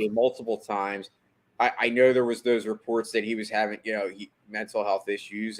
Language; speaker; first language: English; native; English